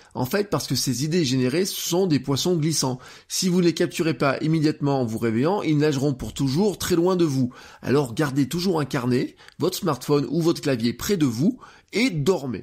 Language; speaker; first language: French; native; French